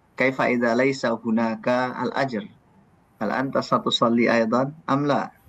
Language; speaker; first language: Arabic; non-native, fluent; Indonesian